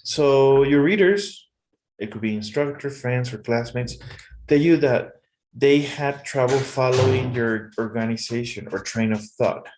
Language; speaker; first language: English; non-native, fluent; Spanish